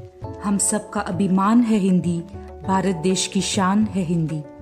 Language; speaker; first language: Hindi; non-native, local second language; Malayalam